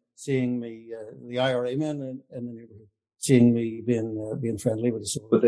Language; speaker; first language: English; native; English